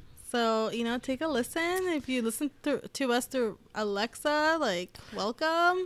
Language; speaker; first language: English; early bilingual, other home language; Spanish